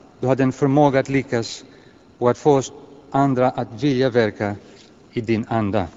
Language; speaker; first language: Swedish; non-native, fluent; Greek